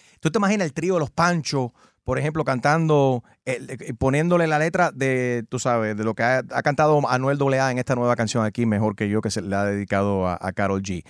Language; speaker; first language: Spanish; early bilingual, heritage; Spanish